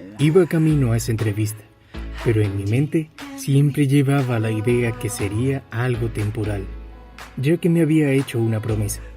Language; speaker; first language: Spanish; native; Spanish